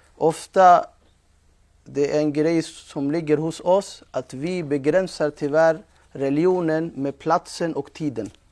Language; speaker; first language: Swedish; non-native, fluent; Urdu